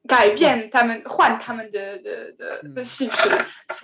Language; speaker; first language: Chinese; non-native, learner; French